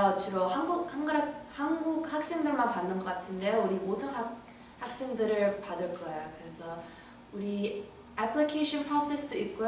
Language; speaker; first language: Korean; early bilingual, heritage; English